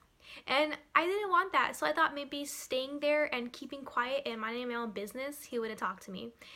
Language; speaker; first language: English; native; English